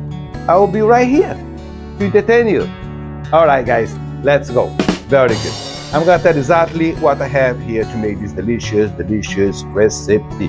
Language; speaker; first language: English; non-native, fluent; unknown